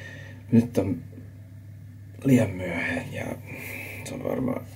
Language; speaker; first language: Finnish; non-native, learner; English